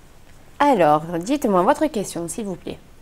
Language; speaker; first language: French; native; French